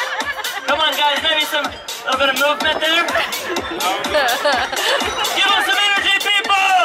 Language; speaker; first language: English; native; English